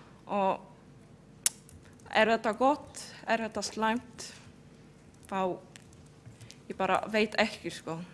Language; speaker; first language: Icelandic; non-native, fluent; Polish